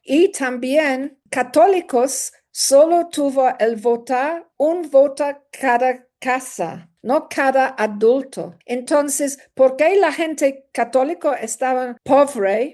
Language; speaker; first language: Spanish; non-native, learner; English